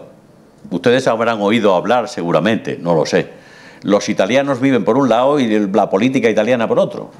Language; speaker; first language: Spanish; native; Spanish